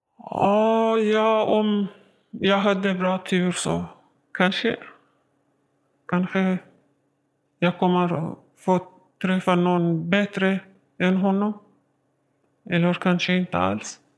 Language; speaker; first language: Swedish; non-native, learner; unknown